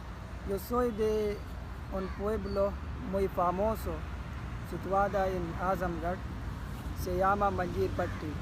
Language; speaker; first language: Spanish; non-native, learner; Urdu